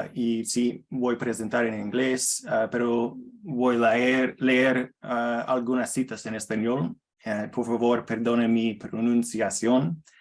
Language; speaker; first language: Spanish; non-native, learner; English